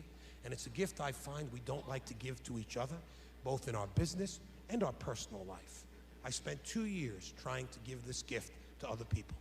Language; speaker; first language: English; native; English